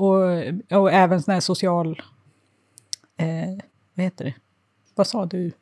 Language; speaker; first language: Swedish; native; Swedish